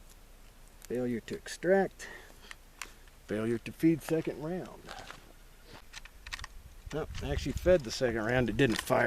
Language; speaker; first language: English; native; English